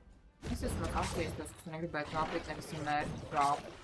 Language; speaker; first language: Latvian; native; Latvian